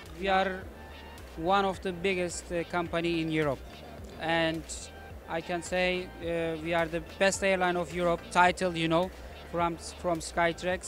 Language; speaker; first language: English; non-native, fluent; Turkish